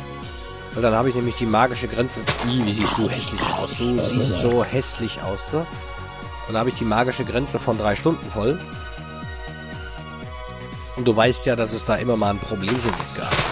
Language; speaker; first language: German; native; German